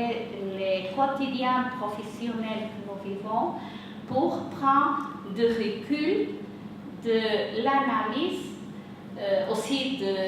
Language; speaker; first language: French; non-native, fluent; Portuguese